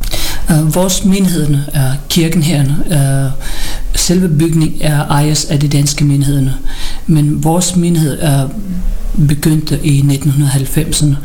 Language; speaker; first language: Danish; early bilingual, other home language; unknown